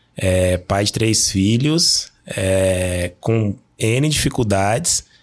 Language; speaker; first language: Portuguese; native; Portuguese